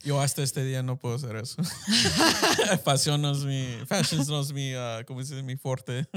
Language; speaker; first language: Spanish; early bilingual, heritage; Spanish